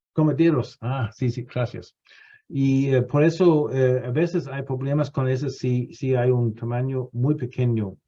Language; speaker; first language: Spanish; non-native, fluent; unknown